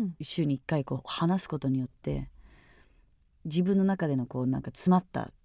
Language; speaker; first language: Japanese; native; Japanese